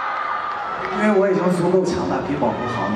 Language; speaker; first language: Chinese; native; Chinese